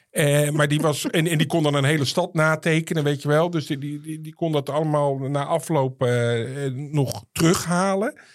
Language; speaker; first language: Dutch; native; Dutch